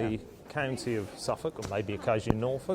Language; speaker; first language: English; native; English